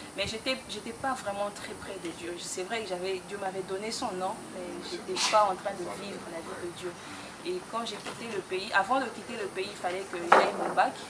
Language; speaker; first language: French; non-native, local second language; Lingala